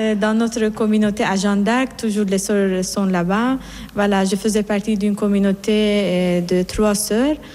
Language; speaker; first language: French; non-native, fluent; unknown